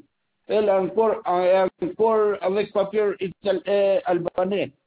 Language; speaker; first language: French; non-native, learner; Albanian